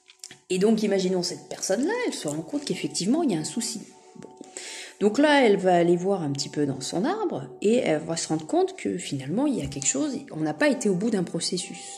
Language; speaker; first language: French; native; French